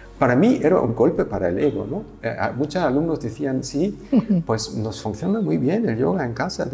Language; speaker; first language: Spanish; non-native, fluent; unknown